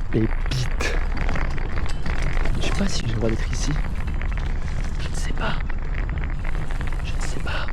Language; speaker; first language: French; native; French